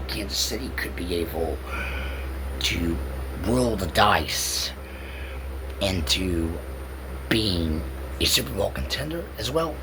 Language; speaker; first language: English; native; English